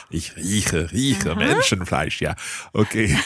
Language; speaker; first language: German; non-native, learner; English